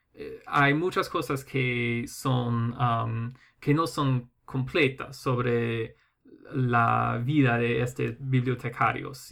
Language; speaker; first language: Spanish; non-native, fluent; English